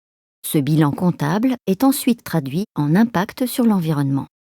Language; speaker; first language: French; native; French